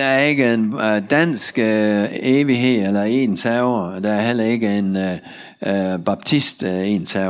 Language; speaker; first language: Danish; non-native, learner; Russian